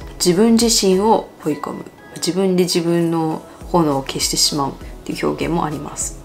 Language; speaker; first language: Japanese; early bilingual, other home language; English